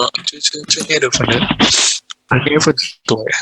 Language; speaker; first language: Vietnamese; native; Vietnamese